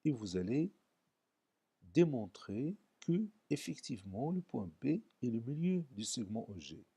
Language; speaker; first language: French; non-native, local second language; Arabic